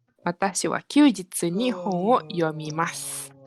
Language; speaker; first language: Japanese; non-native, learner; Malay